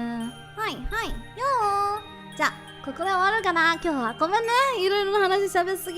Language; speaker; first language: Japanese; non-native, learner; English